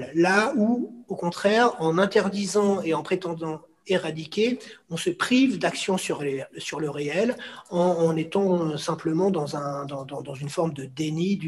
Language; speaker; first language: French; native; French